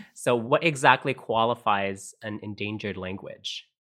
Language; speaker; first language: English; non-native, fluent; Filipino